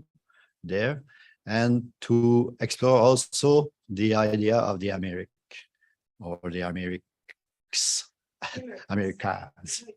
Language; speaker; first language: English; non-native, fluent; French